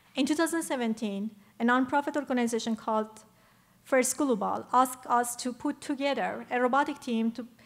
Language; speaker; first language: English; non-native, fluent; Persian